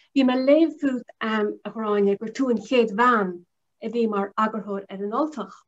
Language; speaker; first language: Irish; native; Irish